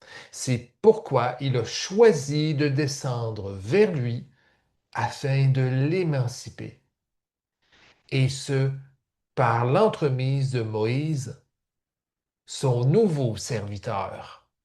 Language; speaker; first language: French; native; French